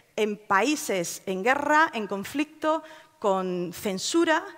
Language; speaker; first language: Spanish; native; Spanish